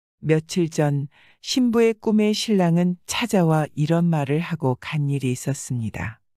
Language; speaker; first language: Korean; native; Korean